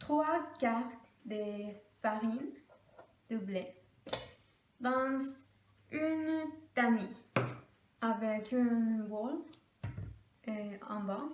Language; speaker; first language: French; non-native, learner; Spanish